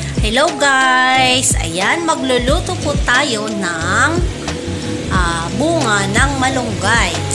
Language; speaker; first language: Filipino; non-native, local second language; Iloko